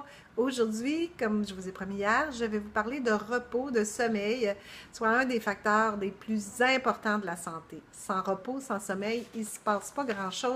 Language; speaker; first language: French; native; French